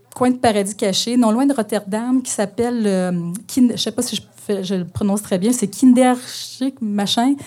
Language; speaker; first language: French; native; French